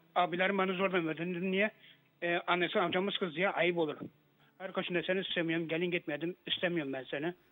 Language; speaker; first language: Turkish; non-native, learner; Arabic